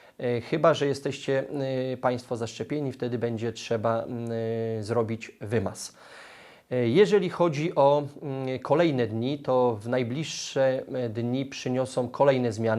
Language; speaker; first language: Polish; native; Polish